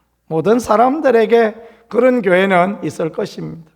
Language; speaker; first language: Korean; native; Korean